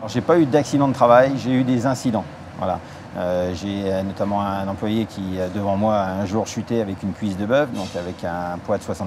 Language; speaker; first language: French; native; French